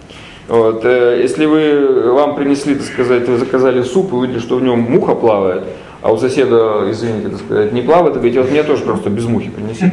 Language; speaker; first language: Russian; native; Russian